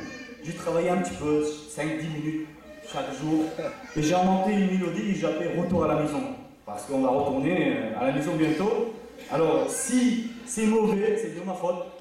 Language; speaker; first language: French; non-native, fluent; Uzbek